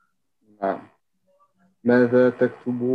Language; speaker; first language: Arabic; non-native, learner; French